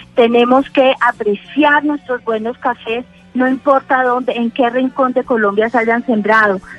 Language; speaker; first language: Spanish; native; Spanish